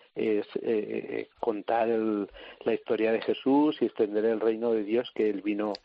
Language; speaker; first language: Spanish; native; Spanish